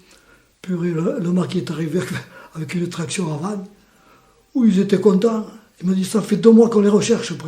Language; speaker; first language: French; native; French